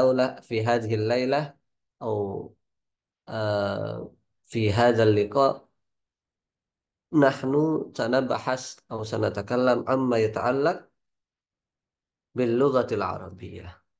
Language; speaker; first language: Arabic; non-native, fluent; Indonesian